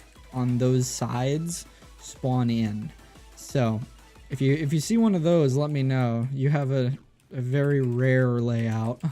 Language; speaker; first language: English; native; English